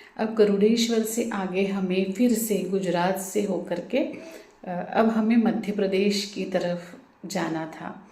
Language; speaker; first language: Hindi; non-native, local second language; Marathi